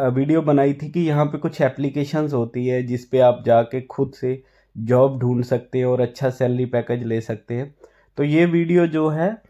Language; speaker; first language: Hindi; non-native, local second language; Punjabi